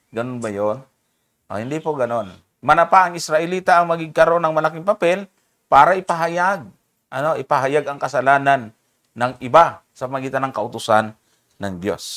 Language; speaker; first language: Filipino; native; Filipino